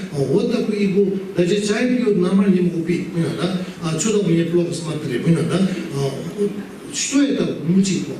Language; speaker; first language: Russian; non-native, learner; Tibetan